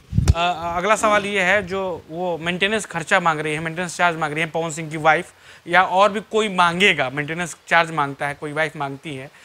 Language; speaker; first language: Hindi; native; Hindi